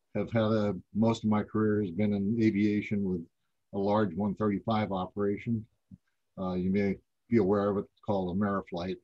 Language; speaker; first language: English; native; English